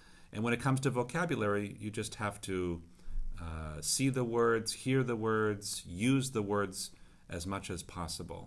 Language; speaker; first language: English; native; English